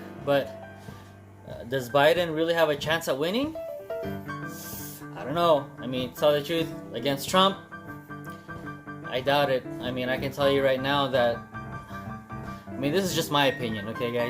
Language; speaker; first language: English; native; English